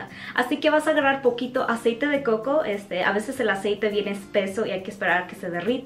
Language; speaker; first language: Spanish; native; Spanish